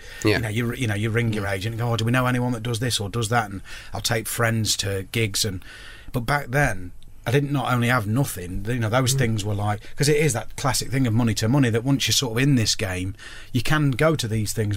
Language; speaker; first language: English; native; English